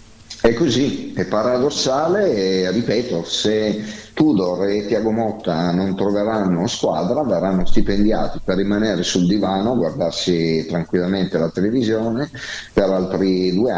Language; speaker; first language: Italian; native; Italian